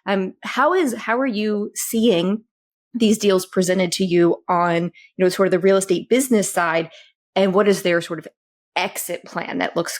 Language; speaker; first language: English; native; English